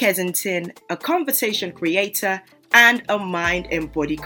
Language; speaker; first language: English; non-native, local second language; Yoruba